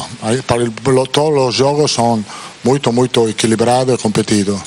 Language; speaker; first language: Portuguese; non-native, fluent; Italian